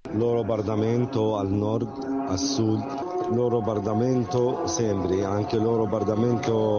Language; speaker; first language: Italian; non-native, learner; Arabic